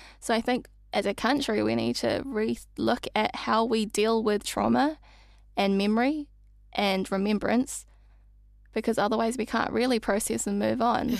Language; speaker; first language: English; early bilingual, other home language; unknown